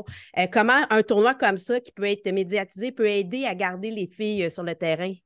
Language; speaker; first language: French; native; French